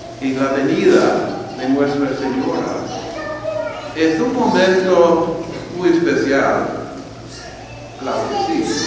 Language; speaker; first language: Spanish; non-native, fluent; English